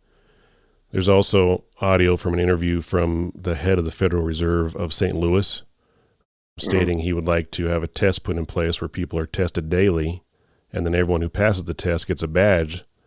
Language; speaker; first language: English; native; English